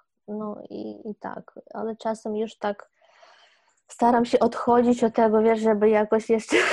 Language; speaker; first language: Polish; non-native, fluent; Ukrainian